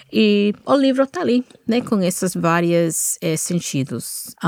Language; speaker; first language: Portuguese; non-native, fluent; English